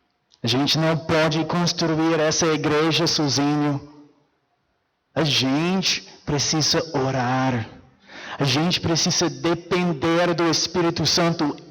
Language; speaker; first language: Portuguese; non-native, fluent; English